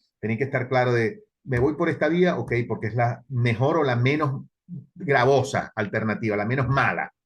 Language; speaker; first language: Spanish; native; Spanish